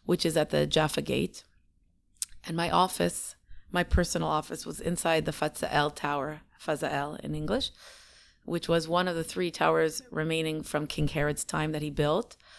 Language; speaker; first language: English; native; English